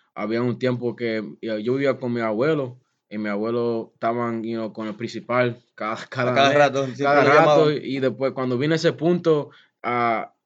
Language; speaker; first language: Spanish; early bilingual, heritage; Spanish